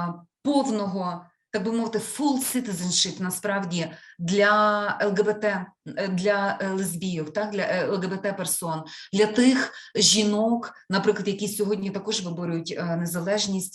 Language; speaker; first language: Ukrainian; native; Ukrainian